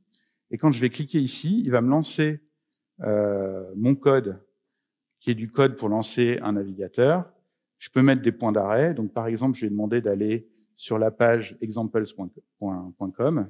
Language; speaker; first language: French; native; French